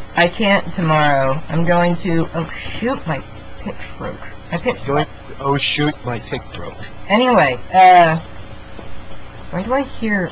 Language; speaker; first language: English; native; English